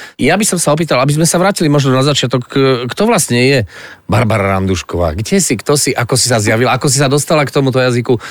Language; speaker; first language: Slovak; native; Slovak